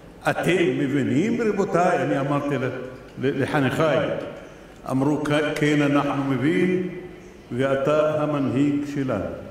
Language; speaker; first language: Hebrew; non-native, local second language; Arabic